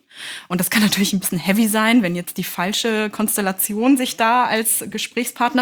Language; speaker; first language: German; native; German